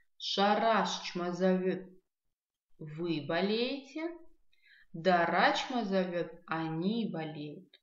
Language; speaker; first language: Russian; non-native, local second language; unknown